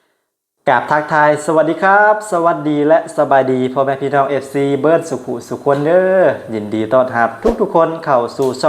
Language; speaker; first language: Thai; non-native, local second language; Northeastern Thai